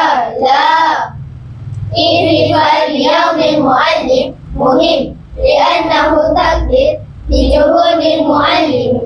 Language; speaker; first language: Arabic; non-native, learner; Malay